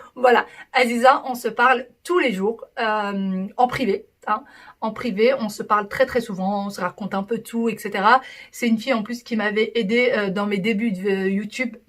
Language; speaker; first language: French; early bilingual, other home language; Arabic